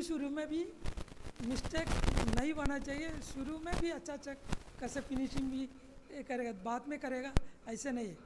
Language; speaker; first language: Hindi; non-native, learner; Malayalam